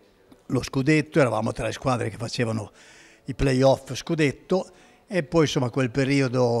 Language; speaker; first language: Italian; native; Italian